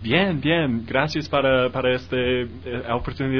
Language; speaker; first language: Spanish; non-native, learner; English